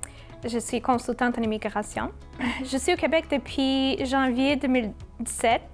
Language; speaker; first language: French; non-native, fluent; Portuguese